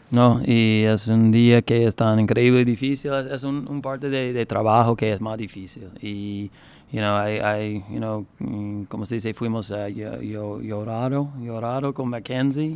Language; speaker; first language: Spanish; non-native, learner; English